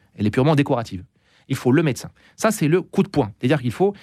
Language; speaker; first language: French; non-native, local second language; Arabic